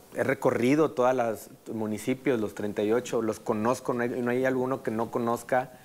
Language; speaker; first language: Spanish; native; Spanish